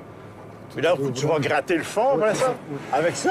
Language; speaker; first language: French; native; French